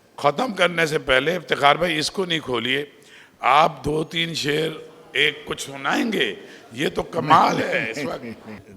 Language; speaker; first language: Urdu; native; Urdu